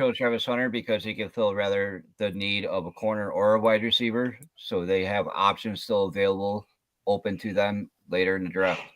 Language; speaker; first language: English; native; English